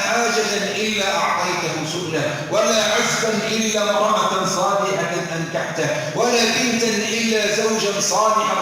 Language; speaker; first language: Arabic; native; Arabic